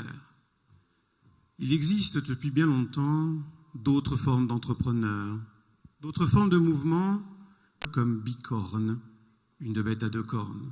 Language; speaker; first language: French; native; French